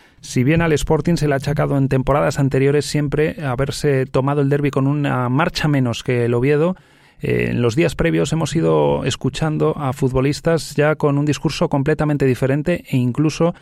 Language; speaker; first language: Spanish; native; Spanish